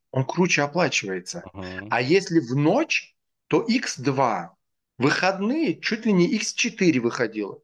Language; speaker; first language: Russian; non-native, local second language; Tajik